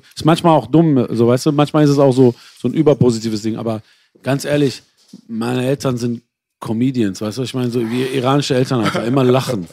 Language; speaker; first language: German; early bilingual, other home language; Persian